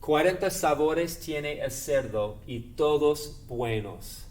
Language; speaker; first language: Spanish; non-native, fluent; English